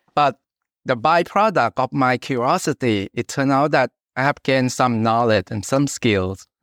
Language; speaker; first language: English; non-native, fluent; Thai